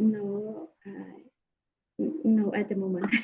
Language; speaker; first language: English; non-native, learner; Khmer